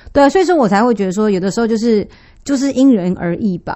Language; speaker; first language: Chinese; native; Chinese